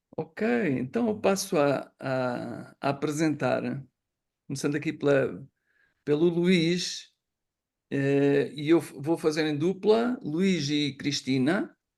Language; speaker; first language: Portuguese; native; Portuguese